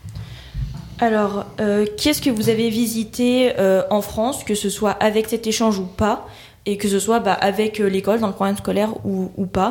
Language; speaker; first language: French; native; French